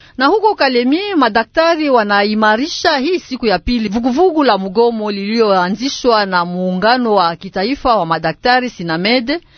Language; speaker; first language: Swahili; native; Swahili